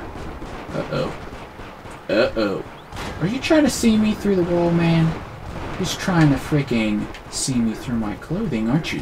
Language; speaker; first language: English; native; English